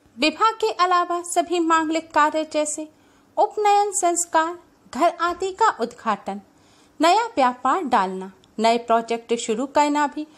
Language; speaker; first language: Hindi; native; Hindi